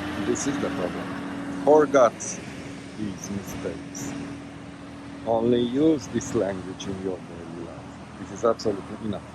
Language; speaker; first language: English; non-native, learner; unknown